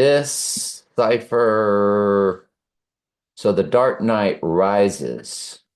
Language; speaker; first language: English; native; English